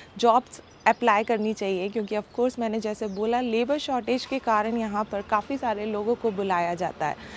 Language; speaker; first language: Hindi; native; Hindi